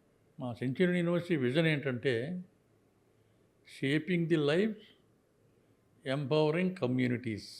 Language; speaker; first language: Telugu; native; Telugu